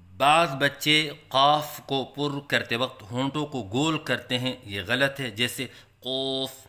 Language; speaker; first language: Urdu; native; Urdu